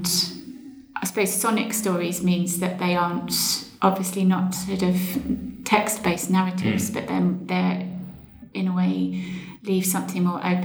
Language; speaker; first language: English; native; English